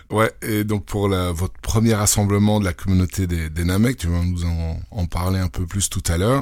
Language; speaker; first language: French; native; French